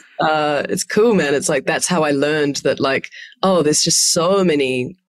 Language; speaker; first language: English; native; English